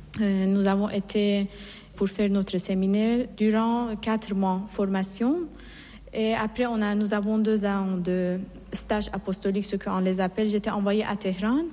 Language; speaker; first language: French; non-native, fluent; Persian